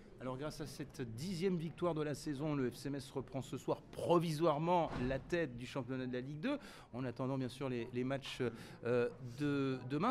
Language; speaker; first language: French; native; French